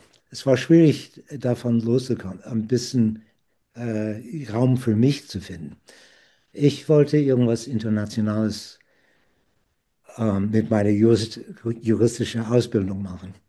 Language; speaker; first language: German; non-native, fluent; English